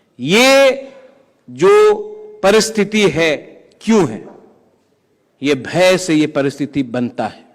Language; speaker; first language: Hindi; non-native, local second language; Kok Borok